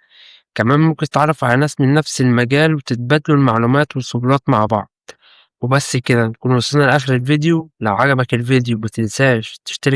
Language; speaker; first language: Arabic; native; Arabic